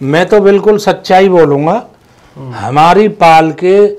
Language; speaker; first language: Hindi; native; Hindi